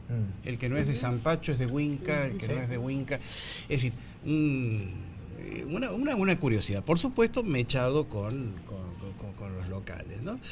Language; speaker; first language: Spanish; native; Spanish